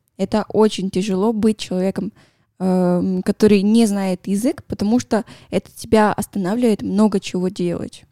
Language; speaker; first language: Russian; non-native, fluent; Spanish